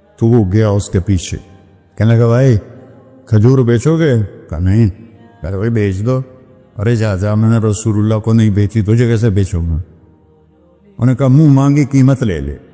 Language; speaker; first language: Urdu; non-native, local second language; Punjabi